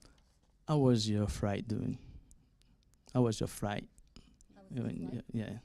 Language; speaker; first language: English; non-native, learner; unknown